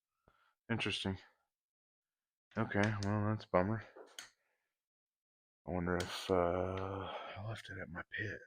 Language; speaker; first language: English; native; English